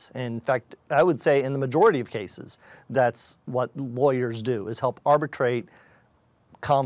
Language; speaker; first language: English; native; English